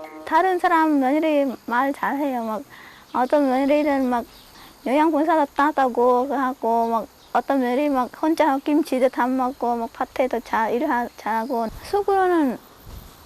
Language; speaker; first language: Korean; non-native, learner; Khmer